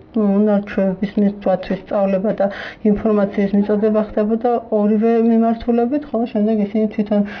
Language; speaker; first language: Georgian; native; Georgian